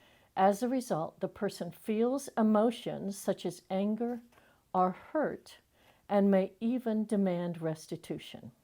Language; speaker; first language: English; native; English